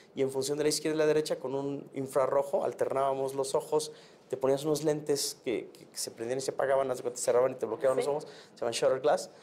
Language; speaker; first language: Spanish; native; Spanish